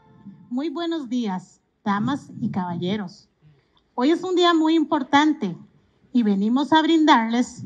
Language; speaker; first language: Spanish; native; Spanish